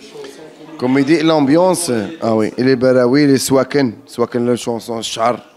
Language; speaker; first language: French; non-native, learner; Arabic